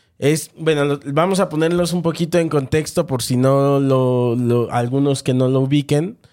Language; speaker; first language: Spanish; native; Spanish